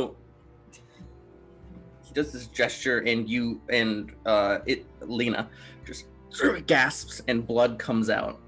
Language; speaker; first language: English; native; English